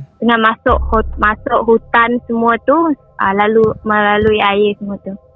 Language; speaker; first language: Malay; non-native, local second language; Iban